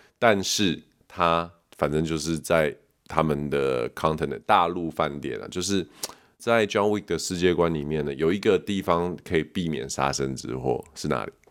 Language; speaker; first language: Chinese; native; Chinese